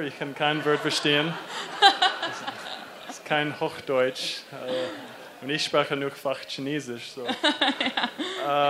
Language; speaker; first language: German; non-native, learner; English